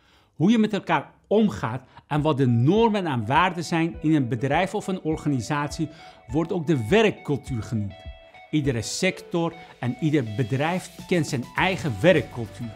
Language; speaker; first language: Dutch; non-native, fluent; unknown